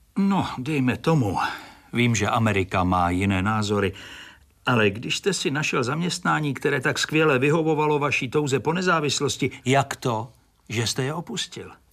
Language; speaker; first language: Czech; native; Czech